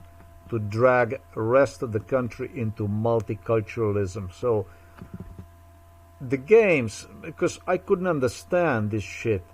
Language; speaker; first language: English; non-native, fluent; Slovenian